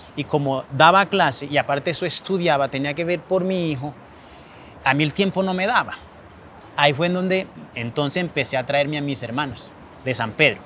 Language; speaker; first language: Spanish; native; Spanish